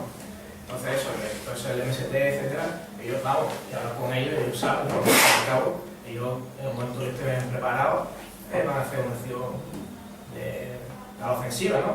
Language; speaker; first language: Spanish; native; Spanish